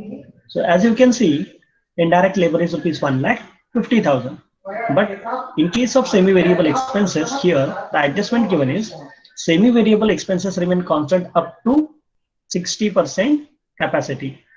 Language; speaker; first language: English; non-native, local second language; Marathi